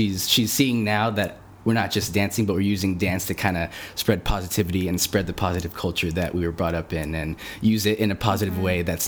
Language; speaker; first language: English; native; English